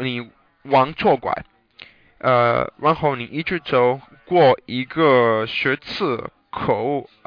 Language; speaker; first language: Chinese; non-native, learner; English